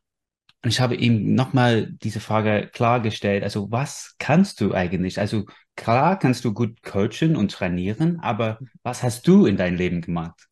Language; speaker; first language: German; non-native, fluent; English